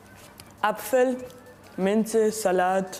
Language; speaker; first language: German; non-native, learner; Croatian